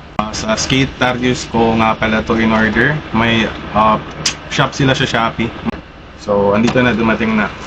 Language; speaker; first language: Filipino; non-native, local second language; Chavacano